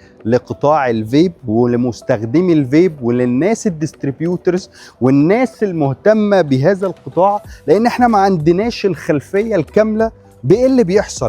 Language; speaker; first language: Arabic; native; Arabic